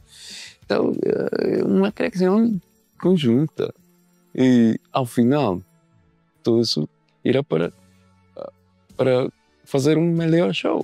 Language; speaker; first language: Portuguese; non-native, learner; Spanish